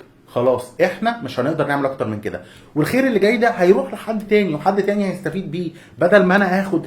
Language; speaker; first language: Arabic; native; Arabic